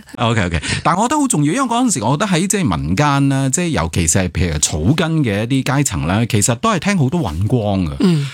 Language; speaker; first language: Cantonese; native; Cantonese